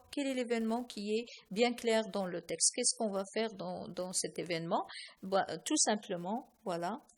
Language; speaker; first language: French; non-native, local second language; Arabic